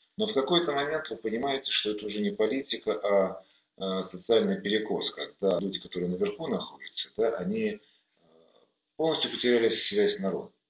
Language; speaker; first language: Russian; native; Russian